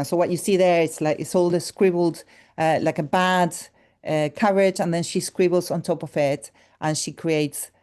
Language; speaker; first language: English; non-native, fluent; Spanish